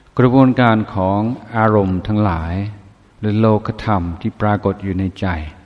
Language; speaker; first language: Thai; non-native, fluent; English